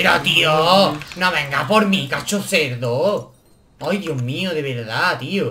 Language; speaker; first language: Spanish; native; Spanish